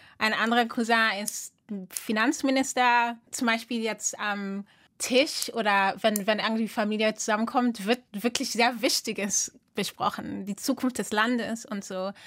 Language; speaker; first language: German; early bilingual, other home language; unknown